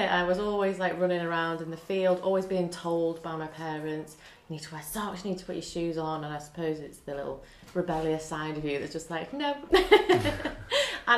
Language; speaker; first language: English; native; English